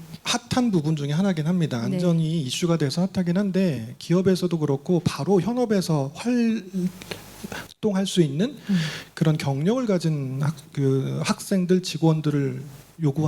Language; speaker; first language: Korean; native; Korean